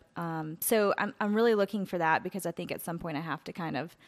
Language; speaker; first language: English; native; English